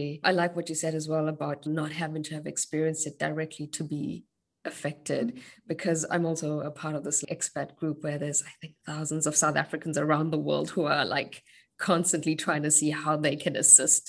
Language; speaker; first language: English; native; English